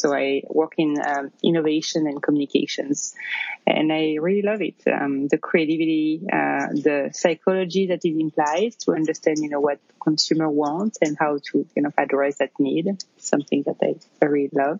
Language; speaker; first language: English; non-native, fluent; French